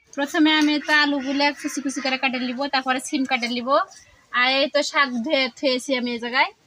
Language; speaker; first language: Bangla; native; Bangla